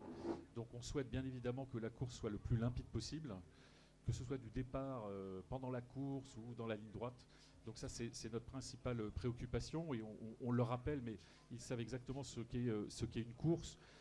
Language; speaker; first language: French; native; French